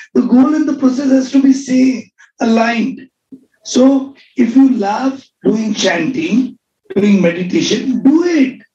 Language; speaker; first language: English; non-native, local second language; Hindi